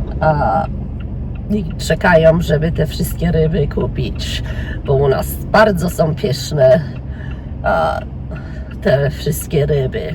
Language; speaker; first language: Polish; early bilingual, heritage; English